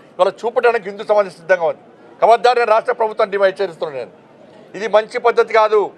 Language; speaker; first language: Telugu; native; Telugu